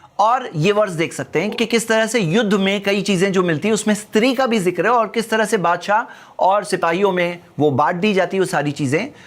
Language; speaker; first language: Urdu; native; Urdu